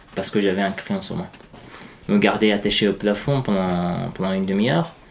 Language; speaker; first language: French; non-native, fluent; Persian